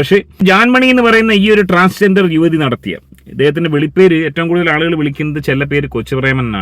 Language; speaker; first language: Malayalam; native; Malayalam